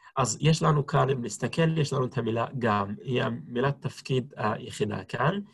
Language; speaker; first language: Hebrew; non-native, local second language; Arabic